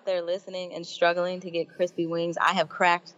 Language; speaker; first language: English; native; English